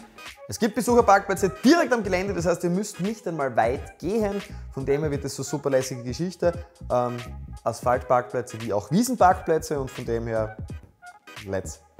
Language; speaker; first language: German; native; German